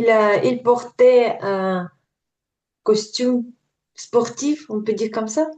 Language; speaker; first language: French; non-native, learner; Ukrainian